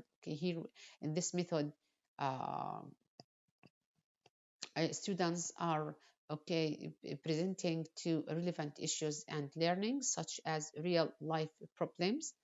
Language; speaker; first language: English; non-native, fluent; Arabic